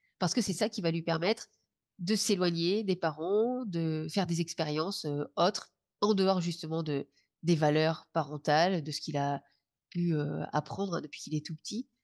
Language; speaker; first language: French; native; French